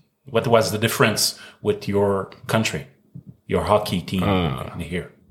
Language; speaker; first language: English; non-native, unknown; French